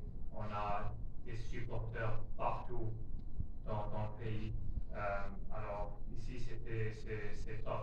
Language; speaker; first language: French; non-native, fluent; German